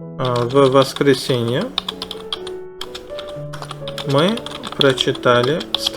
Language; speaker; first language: Russian; non-native, fluent; Uzbek